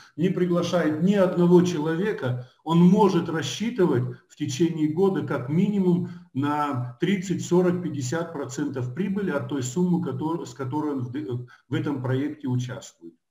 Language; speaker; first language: Russian; native; Russian